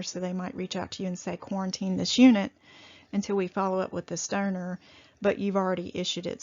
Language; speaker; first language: English; native; English